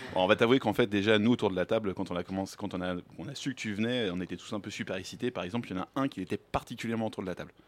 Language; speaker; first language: French; native; French